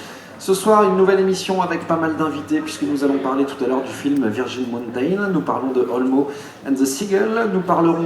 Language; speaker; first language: French; native; French